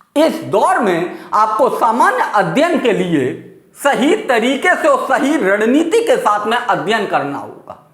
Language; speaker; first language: Hindi; native; Hindi